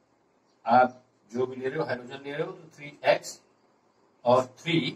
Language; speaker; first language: Hindi; native; Hindi